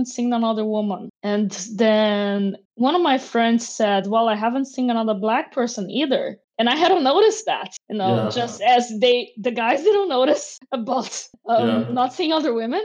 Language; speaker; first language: English; non-native, fluent; Portuguese